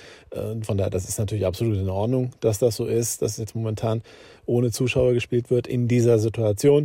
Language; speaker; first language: German; native; German